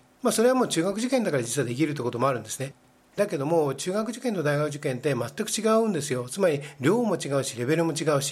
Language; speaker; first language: Japanese; native; Japanese